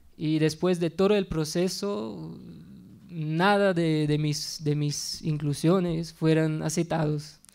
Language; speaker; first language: Spanish; non-native, fluent; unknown